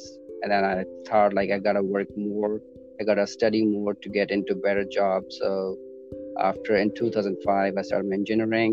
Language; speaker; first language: English; non-native, local second language; Punjabi